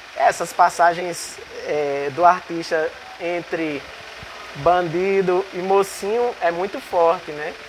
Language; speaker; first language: Portuguese; native; Portuguese